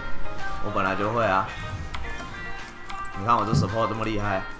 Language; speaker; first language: Chinese; native; Chinese